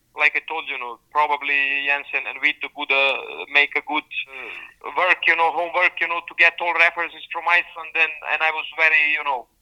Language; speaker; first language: English; non-native, fluent; Serbian